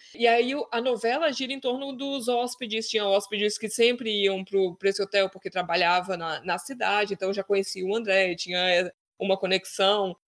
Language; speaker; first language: Portuguese; native; Portuguese